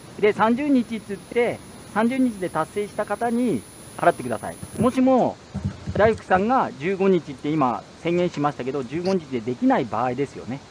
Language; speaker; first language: Japanese; native; Japanese